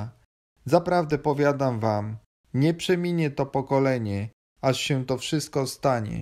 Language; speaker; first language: Polish; native; Polish